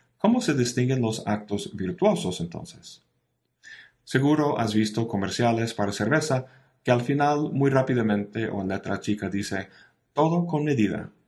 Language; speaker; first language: Spanish; non-native, fluent; English